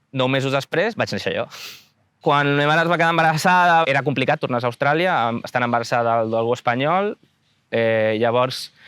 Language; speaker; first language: Catalan; native; Catalan